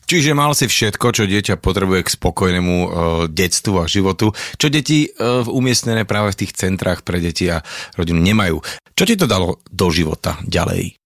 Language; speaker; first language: Slovak; native; Slovak